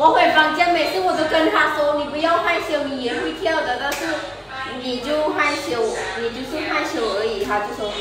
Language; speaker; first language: Chinese; non-native, learner; Lao